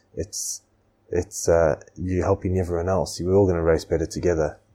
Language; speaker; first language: English; native; English